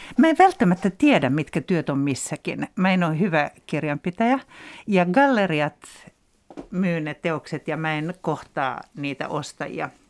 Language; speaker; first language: Finnish; native; Finnish